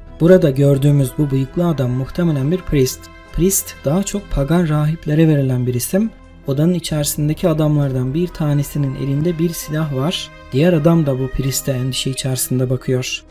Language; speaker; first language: Turkish; native; Turkish